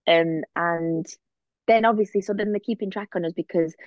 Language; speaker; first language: English; native; English